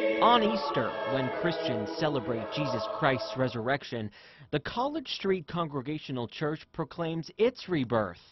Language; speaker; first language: English; native; English